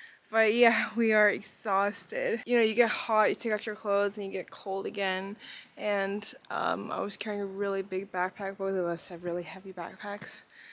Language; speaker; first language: English; early bilingual, other home language; Chinese